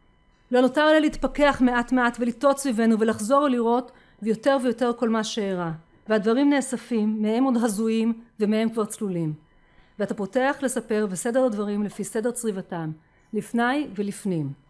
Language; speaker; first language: Hebrew; native; Hebrew